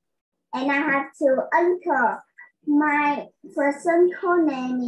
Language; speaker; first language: English; non-native, learner; Vietnamese